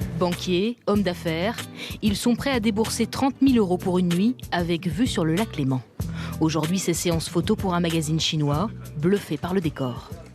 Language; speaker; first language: French; native; French